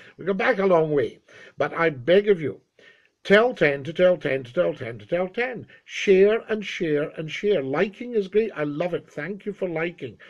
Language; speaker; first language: English; native; English